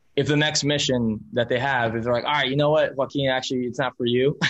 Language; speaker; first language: English; early bilingual, other home language; Spanish